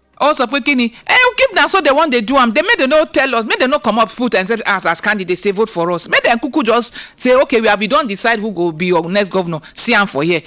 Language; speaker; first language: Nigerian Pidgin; non-native, local second language; Yoruba